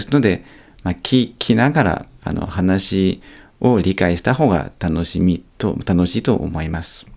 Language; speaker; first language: Japanese; non-native, fluent; French